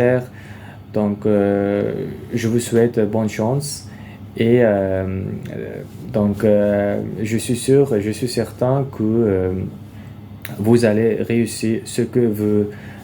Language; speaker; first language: French; non-native, fluent; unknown